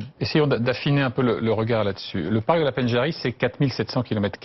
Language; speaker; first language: French; native; French